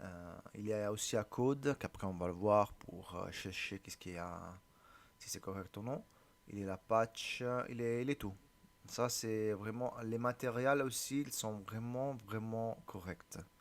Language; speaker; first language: French; non-native, learner; Italian